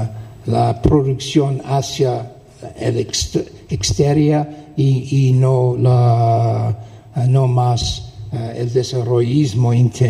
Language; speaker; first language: Spanish; non-native, fluent; English